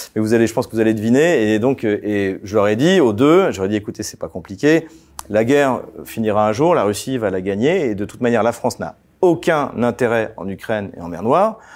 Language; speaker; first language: French; native; French